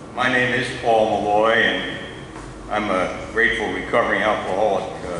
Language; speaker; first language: English; native; English